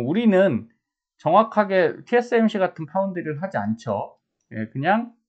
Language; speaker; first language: Korean; native; Korean